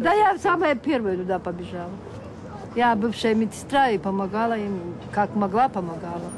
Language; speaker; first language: Russian; native; Russian